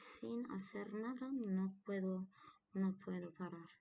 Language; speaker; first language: Spanish; non-native, learner; Turkish